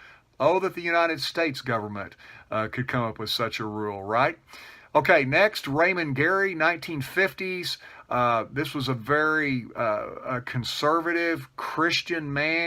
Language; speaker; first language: English; native; English